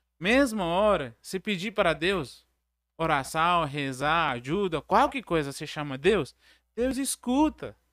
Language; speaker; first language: Portuguese; non-native, learner; Arabic